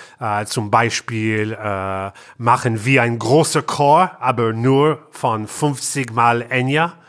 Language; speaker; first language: German; non-native, learner; English